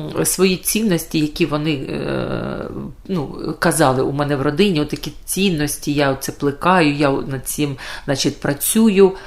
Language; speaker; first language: Ukrainian; native; Ukrainian